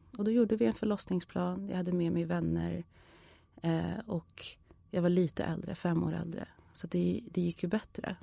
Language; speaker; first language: Swedish; early bilingual, other home language; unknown